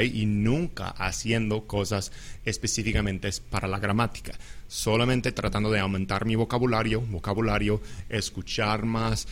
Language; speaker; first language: Spanish; non-native, fluent; English